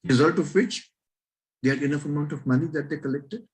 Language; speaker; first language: English; non-native, local second language; Marathi